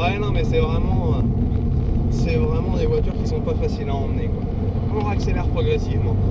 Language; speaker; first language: French; native; French